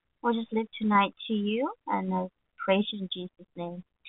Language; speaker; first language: English; non-native, fluent; Vietnamese